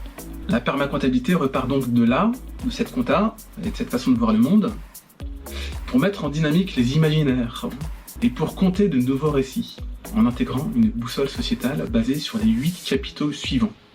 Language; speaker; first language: French; native; French